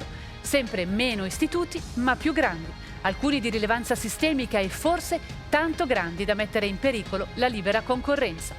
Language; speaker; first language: Italian; native; Italian